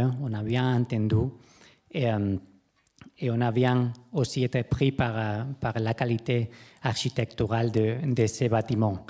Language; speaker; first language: French; non-native, fluent; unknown